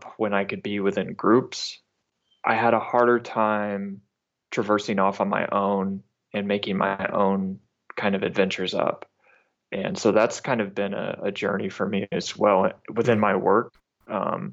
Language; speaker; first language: English; native; English